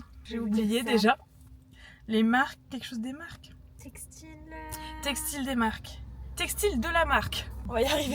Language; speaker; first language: French; native; French